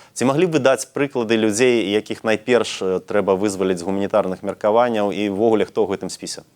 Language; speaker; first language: Belarusian; native; Belarusian